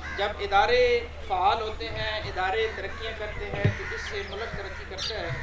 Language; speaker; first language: Urdu; non-native, local second language; Punjabi